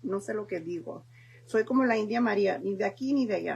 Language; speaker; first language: Spanish; early bilingual, heritage; Spanish